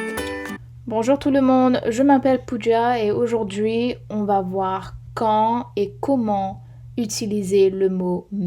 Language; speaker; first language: French; non-native, fluent; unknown